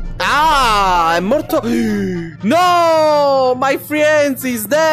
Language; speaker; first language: English; non-native, learner; Italian